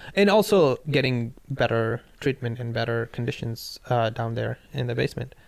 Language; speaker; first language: English; non-native, local second language; Pashto